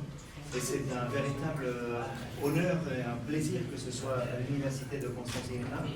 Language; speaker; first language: French; non-native, fluent; Spanish